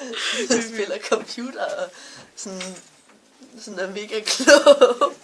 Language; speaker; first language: Danish; native; Danish